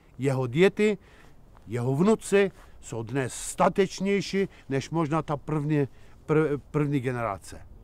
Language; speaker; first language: Czech; non-native, fluent; Kurdish